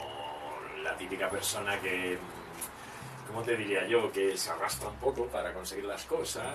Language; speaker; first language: Spanish; native; Spanish